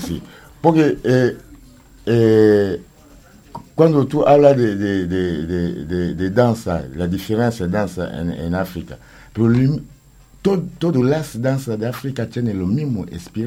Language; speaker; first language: Spanish; non-native, learner; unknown